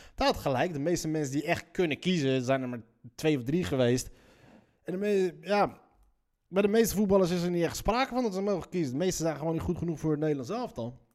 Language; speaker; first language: Dutch; early bilingual, other home language; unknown